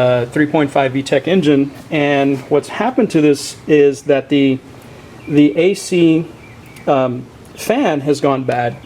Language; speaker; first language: English; native; English